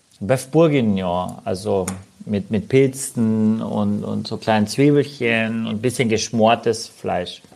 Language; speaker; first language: German; native; German